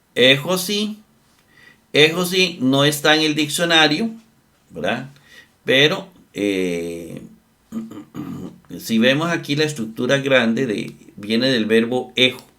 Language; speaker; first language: Spanish; native; Spanish